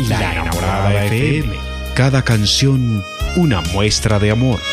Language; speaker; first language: Spanish; native; Spanish